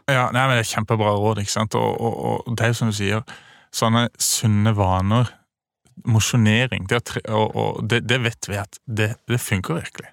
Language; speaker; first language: Norwegian; native; Norwegian